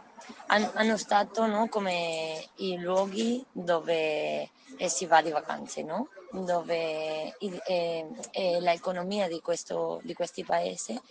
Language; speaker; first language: Italian; non-native, learner; Spanish